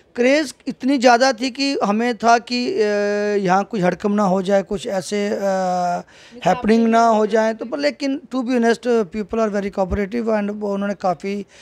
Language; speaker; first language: Hindi; native; Hindi